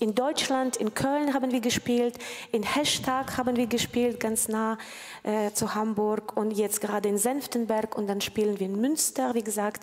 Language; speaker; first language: German; non-native, fluent; Ukrainian